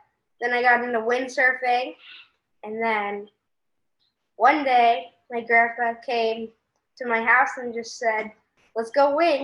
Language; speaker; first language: English; native; English